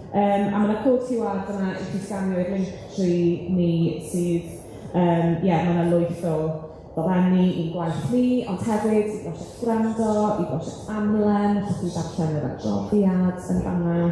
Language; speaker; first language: Welsh; native; Welsh